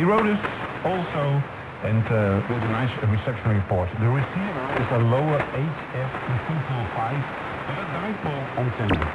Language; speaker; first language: English; non-native, fluent; Dutch